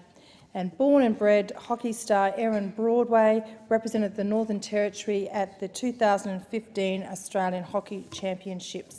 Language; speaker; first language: English; native; English